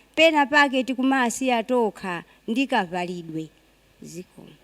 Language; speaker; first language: Nyanja; non-native, local second language; Tumbuka